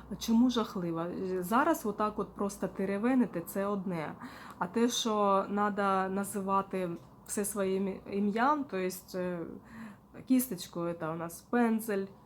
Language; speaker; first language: Ukrainian; non-native, local second language; Russian